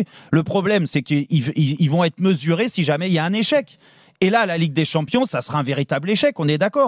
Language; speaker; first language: French; native; French